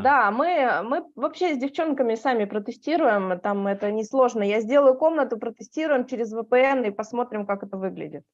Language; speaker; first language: Russian; native; Russian